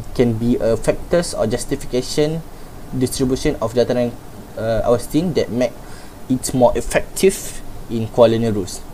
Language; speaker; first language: English; non-native, local second language; Malay